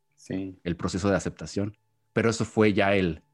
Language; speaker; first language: Spanish; native; Spanish